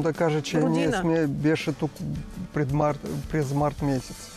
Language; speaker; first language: Bulgarian; non-native, learner; Russian